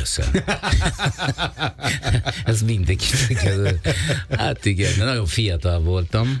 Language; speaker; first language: Hungarian; non-native, fluent; Italian